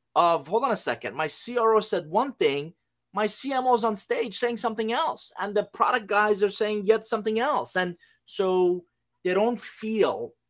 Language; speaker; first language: English; non-native, fluent; Persian